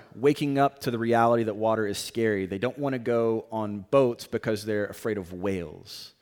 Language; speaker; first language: English; native; English